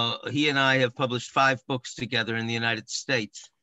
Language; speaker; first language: English; native; English